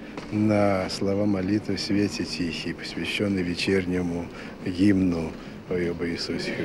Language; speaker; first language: Russian; native; Russian